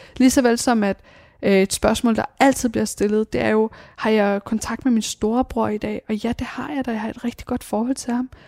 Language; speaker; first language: Danish; early bilingual, other home language; Persian